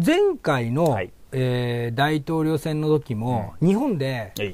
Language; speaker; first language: Japanese; native; Japanese